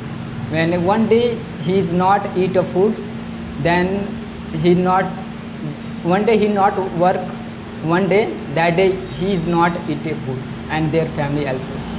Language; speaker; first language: English; non-native, learner; Hindi